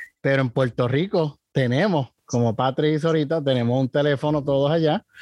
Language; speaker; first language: Spanish; native; Spanish